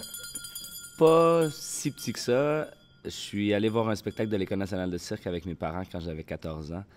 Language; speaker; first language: French; native; French